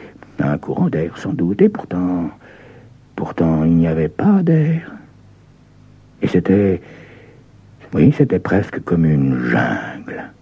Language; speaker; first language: French; native; French